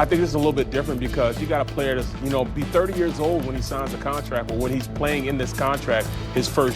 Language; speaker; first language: English; native; English